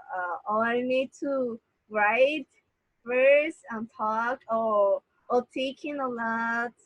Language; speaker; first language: English; non-native, learner; Spanish